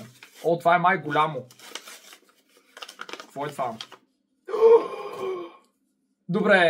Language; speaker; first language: Bulgarian; native; Bulgarian